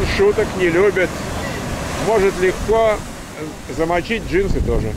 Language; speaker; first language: Russian; native; Russian